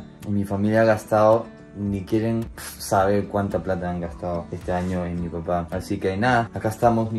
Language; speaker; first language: Spanish; non-native, fluent; English